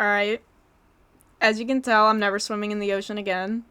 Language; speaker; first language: English; native; English